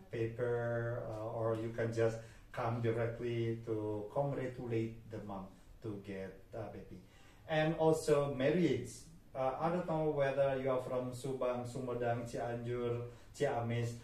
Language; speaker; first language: English; non-native, fluent; Indonesian